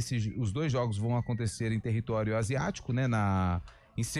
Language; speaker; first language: Portuguese; native; Portuguese